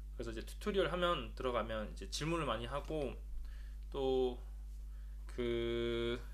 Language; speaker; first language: Korean; native; Korean